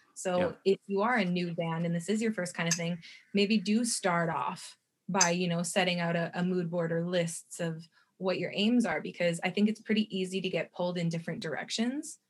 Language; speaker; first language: English; native; English